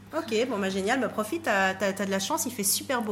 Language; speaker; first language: French; native; French